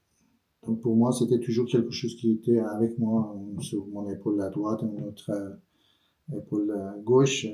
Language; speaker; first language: French; non-native, fluent; Persian